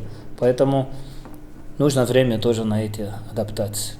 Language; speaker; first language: Russian; non-native, fluent; Portuguese